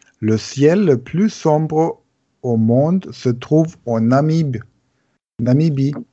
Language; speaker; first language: French; non-native, learner; German